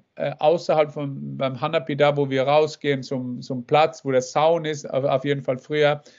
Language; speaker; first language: German; non-native, fluent; Norwegian